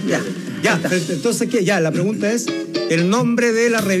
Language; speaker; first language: Spanish; native; Spanish